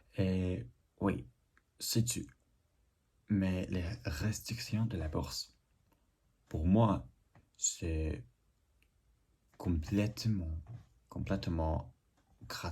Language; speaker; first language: French; non-native, learner; English